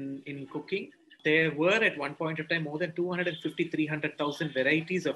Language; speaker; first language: English; non-native, local second language; Tamil